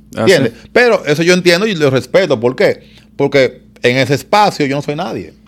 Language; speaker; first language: Spanish; native; Spanish